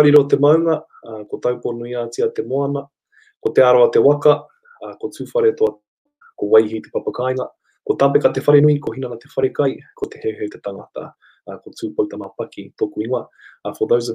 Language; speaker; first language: English; non-native, local second language; Māori